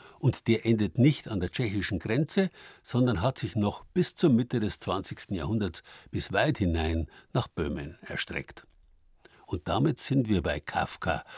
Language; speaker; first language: German; native; German